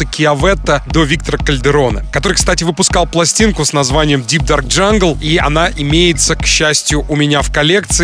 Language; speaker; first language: Russian; native; Russian